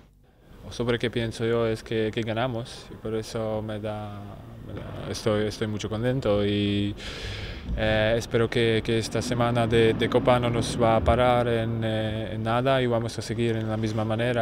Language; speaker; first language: Spanish; non-native, fluent; Czech